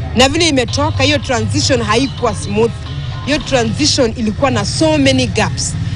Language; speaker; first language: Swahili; non-native, local second language; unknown